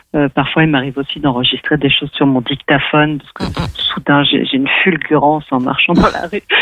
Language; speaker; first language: French; non-native, fluent; Spanish